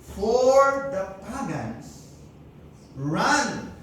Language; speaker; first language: English; non-native, local second language; Filipino